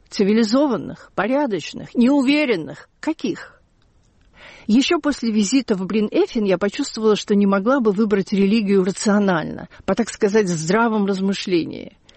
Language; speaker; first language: Russian; native; Russian